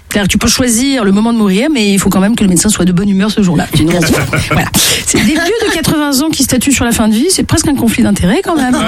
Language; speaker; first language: French; native; French